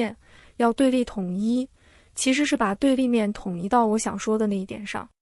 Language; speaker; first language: Chinese; native; Chinese